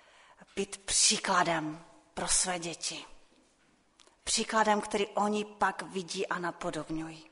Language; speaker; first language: Czech; non-native, local second language; Polish